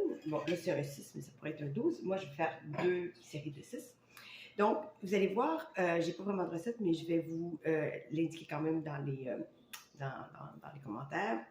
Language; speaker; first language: French; native; French